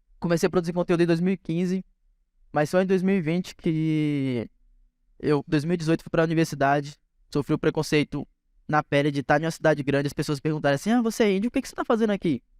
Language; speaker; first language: Portuguese; native; Portuguese